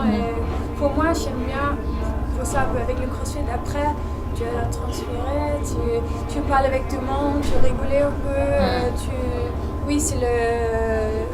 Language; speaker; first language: French; non-native, learner; Danish